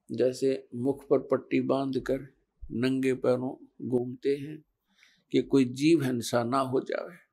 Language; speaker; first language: Hindi; native; Hindi